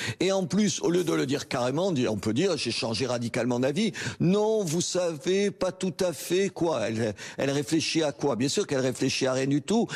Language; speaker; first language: French; native; French